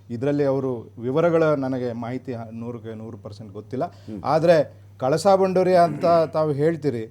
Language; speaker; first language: Kannada; native; Kannada